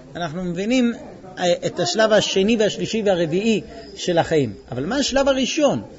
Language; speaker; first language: Hebrew; non-native, fluent; English